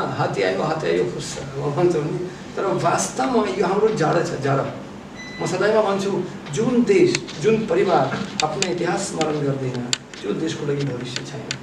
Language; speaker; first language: Nepali; non-native, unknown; Russian